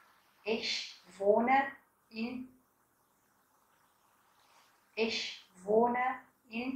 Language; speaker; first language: German; non-native, fluent; Vietnamese